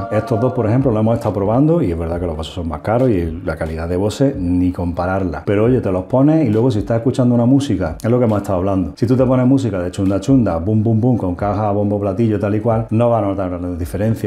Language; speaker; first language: Spanish; native; Spanish